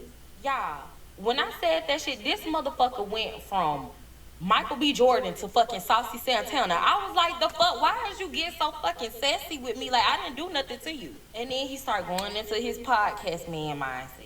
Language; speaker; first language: English; native; English